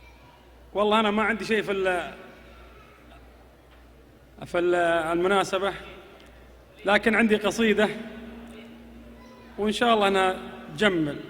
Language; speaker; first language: Arabic; native; Arabic